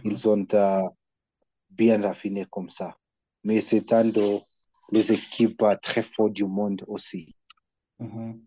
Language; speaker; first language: French; non-native, learner; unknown